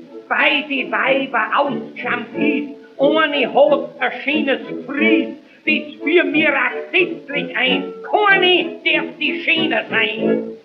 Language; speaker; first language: German; native; German